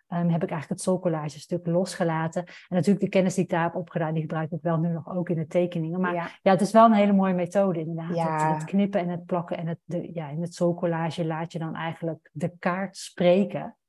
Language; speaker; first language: Dutch; native; Dutch